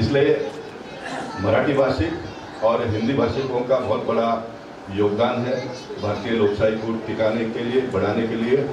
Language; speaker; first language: Hindi; non-native, local second language; Marathi